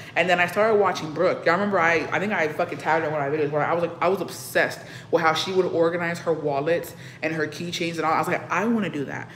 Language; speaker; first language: English; early bilingual, other home language; Spanish